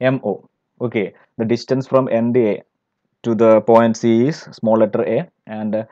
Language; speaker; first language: English; non-native, local second language; Malayalam